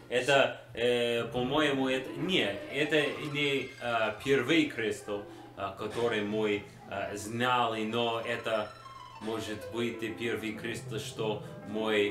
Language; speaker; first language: Russian; non-native, learner; English